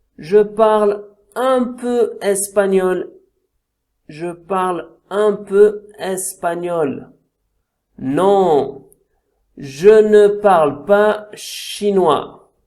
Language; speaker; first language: French; native; French